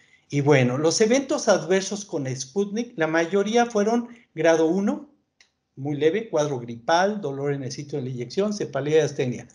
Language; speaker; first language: Spanish; native; Spanish